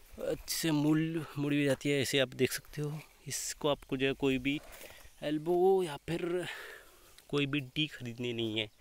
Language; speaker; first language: Hindi; non-native, local second language; Marathi